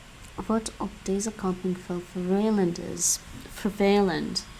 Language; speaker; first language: Dutch; non-native, learner; English